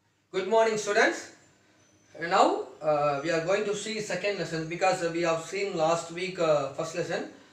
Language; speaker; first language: English; non-native, local second language; Tamil